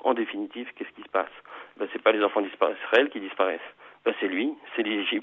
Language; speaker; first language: French; native; French